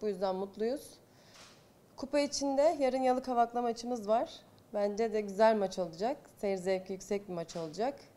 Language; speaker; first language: Turkish; native; Turkish